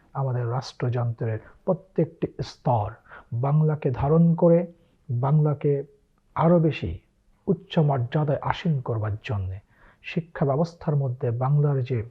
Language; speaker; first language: Bangla; native; Bangla